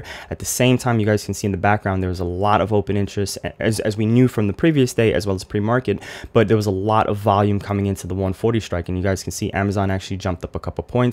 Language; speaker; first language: English; native; English